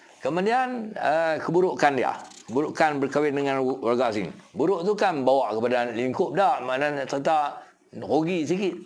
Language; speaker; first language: Malay; native; Malay